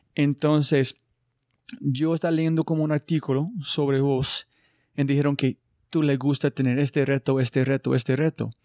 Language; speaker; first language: Spanish; non-native, learner; English